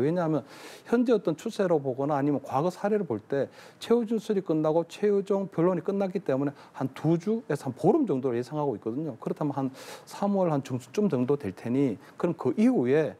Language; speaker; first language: Korean; native; Korean